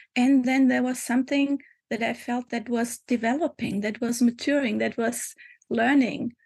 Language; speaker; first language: English; non-native, fluent; German